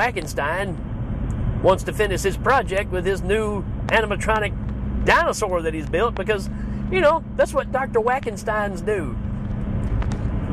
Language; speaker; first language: English; native; English